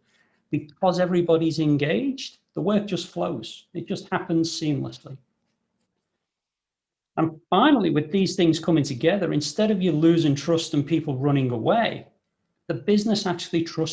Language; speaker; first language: English; native; English